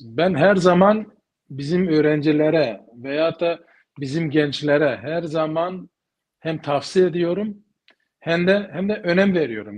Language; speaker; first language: Turkish; early bilingual, heritage; Kurdish